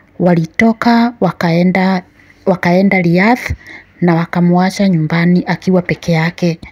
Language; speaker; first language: Swahili; native; Swahili